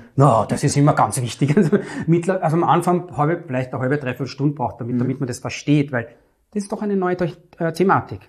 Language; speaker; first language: German; native; German